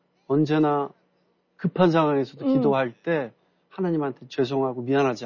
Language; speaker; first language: Korean; native; Korean